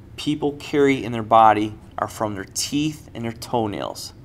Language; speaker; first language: English; native; English